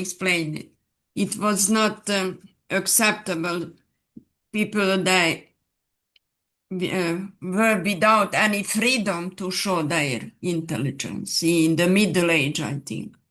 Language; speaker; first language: English; non-native, fluent; Serbian